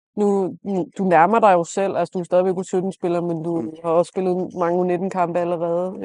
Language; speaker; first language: Danish; native; Danish